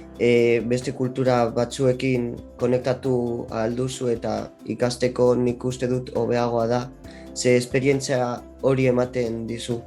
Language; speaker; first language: Basque; non-native, local second language; Spanish